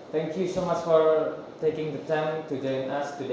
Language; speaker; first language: English; non-native, learner; Indonesian